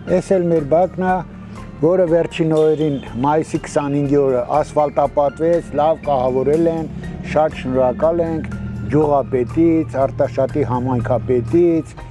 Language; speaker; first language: Armenian; native; Armenian